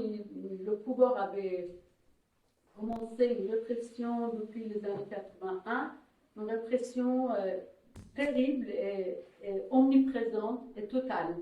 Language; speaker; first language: French; non-native, fluent; Persian